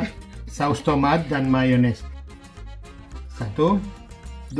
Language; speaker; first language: Indonesian; non-native, learner; Spanish